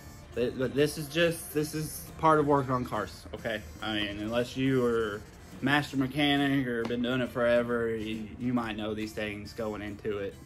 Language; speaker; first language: English; native; English